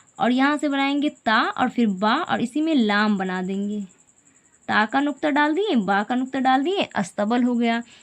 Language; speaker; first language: Hindi; native; Hindi